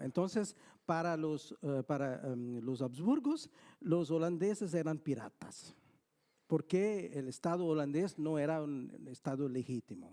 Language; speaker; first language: Spanish; non-native, fluent; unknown